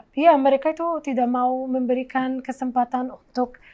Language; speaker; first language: Indonesian; non-native, fluent; Persian